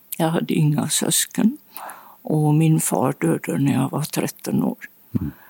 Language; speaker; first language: Swedish; native; Swedish